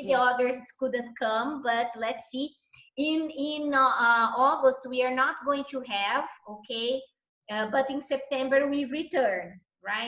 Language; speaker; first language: English; non-native, fluent; Portuguese